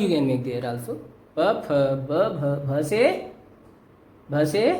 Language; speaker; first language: English; non-native, local second language; Hindi